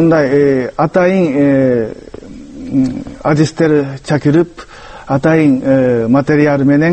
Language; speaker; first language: Kyrgyz; non-native, learner; Japanese